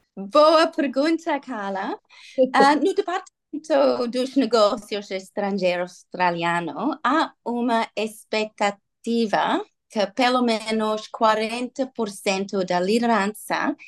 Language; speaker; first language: Portuguese; non-native, fluent; English